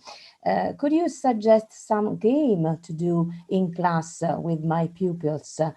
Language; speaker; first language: English; non-native, learner; Italian